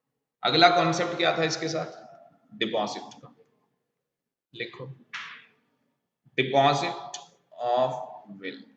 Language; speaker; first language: Hindi; native; Hindi